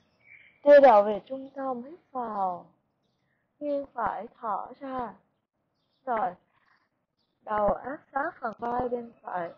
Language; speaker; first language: Vietnamese; native; Vietnamese